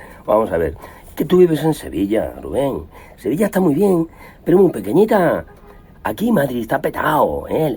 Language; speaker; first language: Spanish; native; Spanish